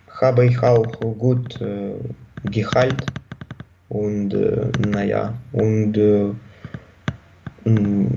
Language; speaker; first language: German; non-native, learner; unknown